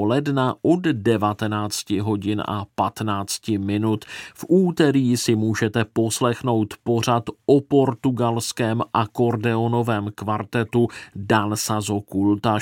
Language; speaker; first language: Czech; native; Czech